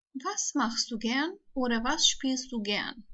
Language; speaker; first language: German; non-native, fluent; Turkish